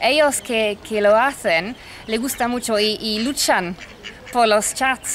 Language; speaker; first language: Spanish; non-native, fluent; English